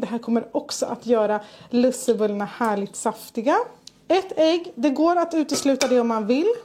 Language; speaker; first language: Swedish; native; Swedish